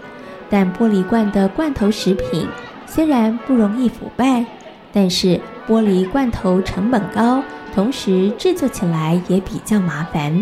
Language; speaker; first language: Chinese; native; Chinese